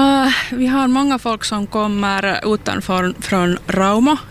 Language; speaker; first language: Swedish; non-native, local second language; Finnish